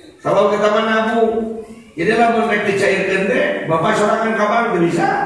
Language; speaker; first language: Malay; non-native, local second language; Sundanese